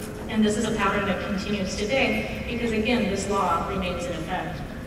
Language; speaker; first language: English; native; English